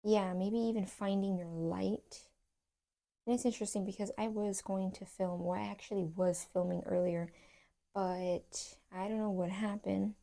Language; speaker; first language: English; native; English